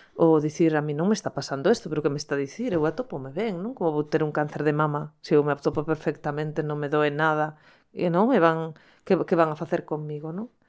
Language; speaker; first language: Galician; non-native, local second language; Spanish